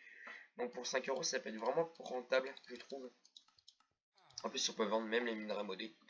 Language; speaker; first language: French; native; French